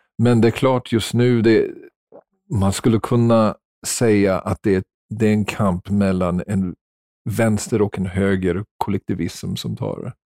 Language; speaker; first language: Swedish; non-native, fluent; English